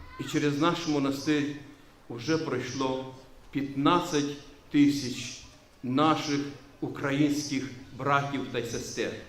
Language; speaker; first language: Ukrainian; non-native, local second language; Romanian